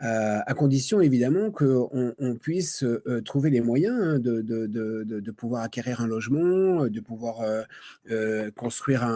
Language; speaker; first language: French; native; French